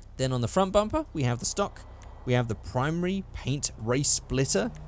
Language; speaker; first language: English; native; English